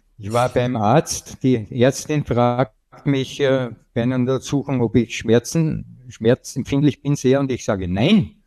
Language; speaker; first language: German; native; German